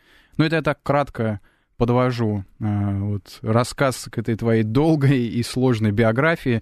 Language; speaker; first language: Russian; native; Russian